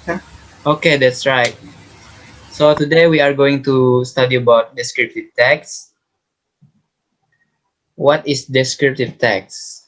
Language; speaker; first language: English; non-native, learner; Indonesian